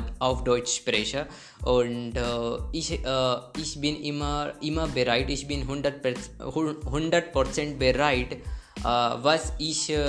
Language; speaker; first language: German; non-native, learner; Hindi